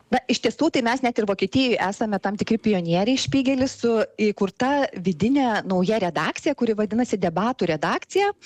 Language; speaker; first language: Lithuanian; native; Lithuanian